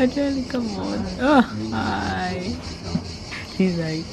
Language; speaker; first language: English; native; English